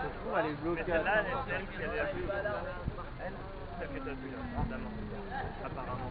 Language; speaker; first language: French; native; French